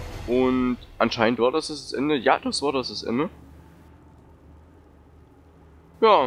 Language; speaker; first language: German; native; German